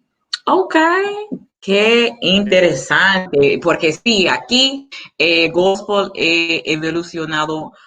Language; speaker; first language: Spanish; non-native, learner; English